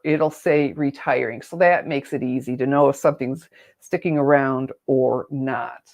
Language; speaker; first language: English; native; English